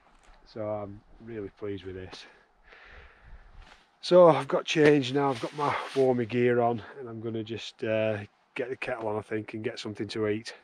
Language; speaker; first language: English; native; English